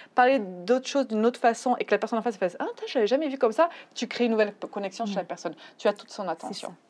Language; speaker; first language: French; native; French